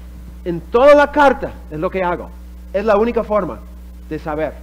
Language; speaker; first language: Spanish; non-native, fluent; English